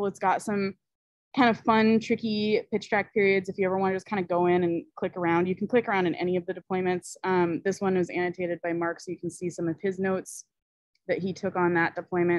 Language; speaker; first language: English; native; English